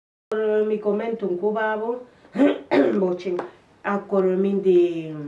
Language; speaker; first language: Hungarian; non-native, learner; Spanish